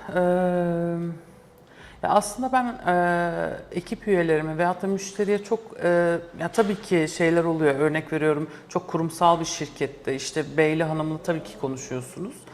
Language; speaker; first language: Turkish; early bilingual, heritage; Turkish